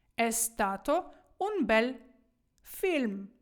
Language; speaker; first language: Italian; non-native, fluent; Ukrainian